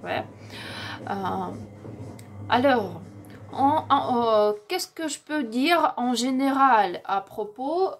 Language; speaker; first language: French; non-native, learner; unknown